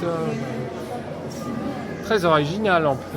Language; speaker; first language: French; native; French